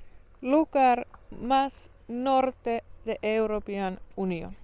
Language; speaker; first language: Spanish; non-native, learner; Finnish